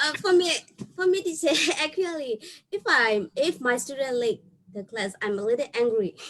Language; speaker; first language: English; non-native, learner; Burmese